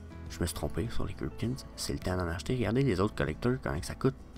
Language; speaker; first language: French; native; French